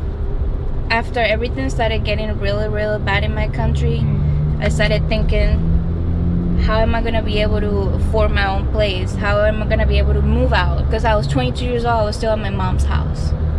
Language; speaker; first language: English; non-native, fluent; Spanish